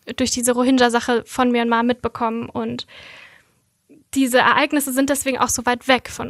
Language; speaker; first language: German; native; German